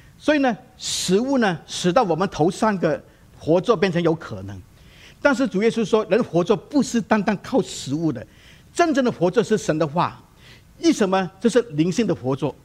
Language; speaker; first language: Chinese; non-native, local second language; Cantonese